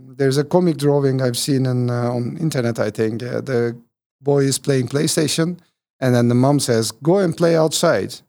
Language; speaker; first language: English; non-native, fluent; Turkish